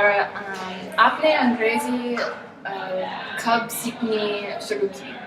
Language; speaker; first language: Hindi; non-native, learner; English